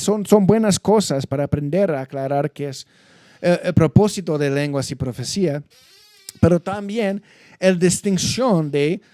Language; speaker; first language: Spanish; non-native, fluent; English